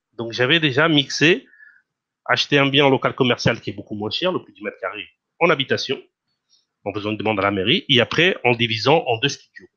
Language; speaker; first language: French; non-native, fluent; Portuguese